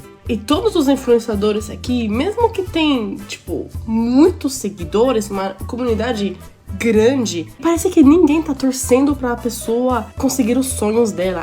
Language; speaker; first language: Portuguese; non-native, fluent; English